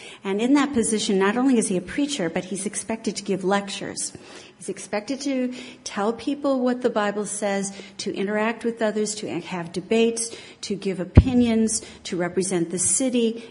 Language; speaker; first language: English; native; English